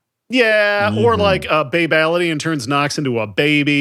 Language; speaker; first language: English; native; English